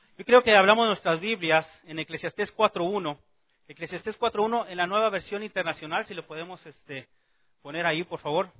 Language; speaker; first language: Spanish; native; Spanish